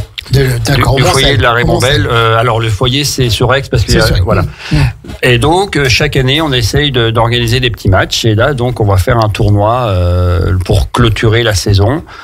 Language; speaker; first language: French; native; French